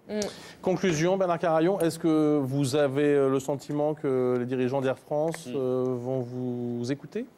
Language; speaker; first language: French; native; French